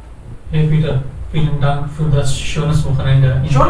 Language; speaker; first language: German; non-native, learner; Hindi